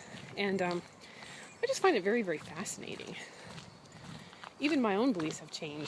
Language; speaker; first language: English; native; English